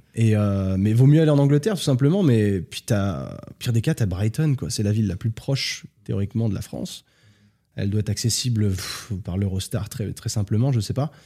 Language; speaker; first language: French; native; French